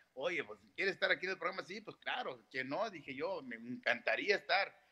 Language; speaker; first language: Spanish; native; Spanish